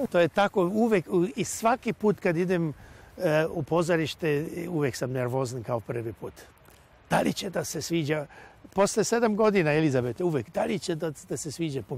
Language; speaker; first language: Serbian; non-native, local second language; Hungarian